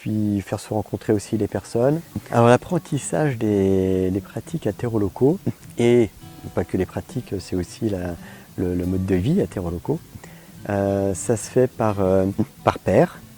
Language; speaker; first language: French; native; French